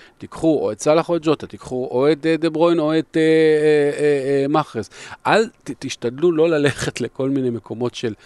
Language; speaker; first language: Hebrew; native; Hebrew